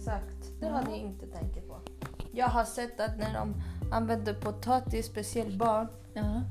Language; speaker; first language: Swedish; early bilingual, other home language; Spanish